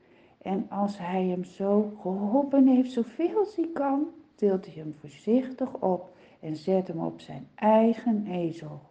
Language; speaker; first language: Dutch; native; Dutch